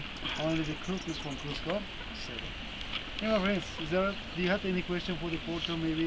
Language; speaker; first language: English; non-native, learner; Spanish